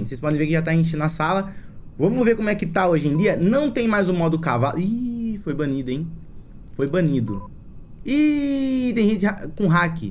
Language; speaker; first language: Portuguese; native; Portuguese